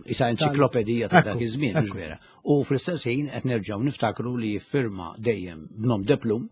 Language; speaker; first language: Maltese; native; Maltese